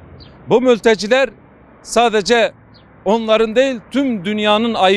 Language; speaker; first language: Turkish; non-native, local second language; Kurdish